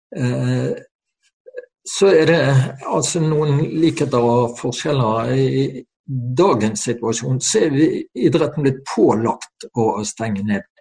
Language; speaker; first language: Norwegian; native; Norwegian